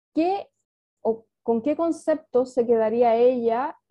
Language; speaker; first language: Spanish; native; Spanish